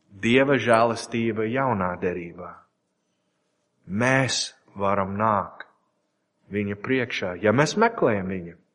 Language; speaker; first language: Latvian; non-native, learner; English